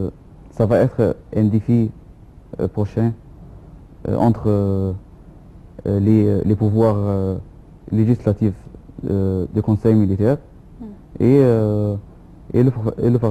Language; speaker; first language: French; non-native, fluent; Arabic